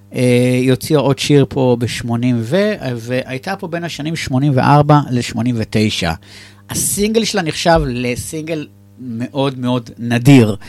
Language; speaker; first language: Hebrew; native; Hebrew